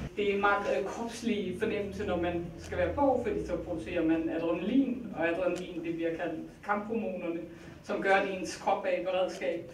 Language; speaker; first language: Danish; native; Danish